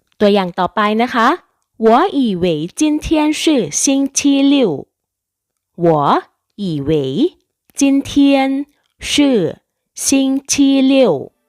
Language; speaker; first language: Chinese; non-native, fluent; Thai